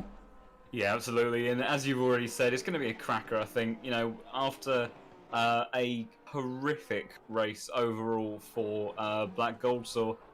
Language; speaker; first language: English; native; English